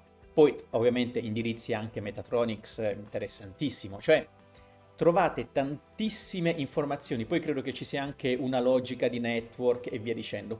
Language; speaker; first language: Italian; native; Italian